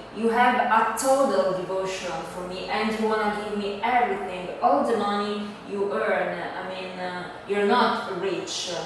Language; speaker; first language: English; non-native, fluent; Italian